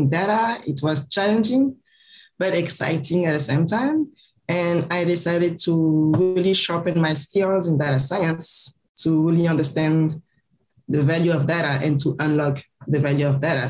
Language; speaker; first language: English; non-native, fluent; French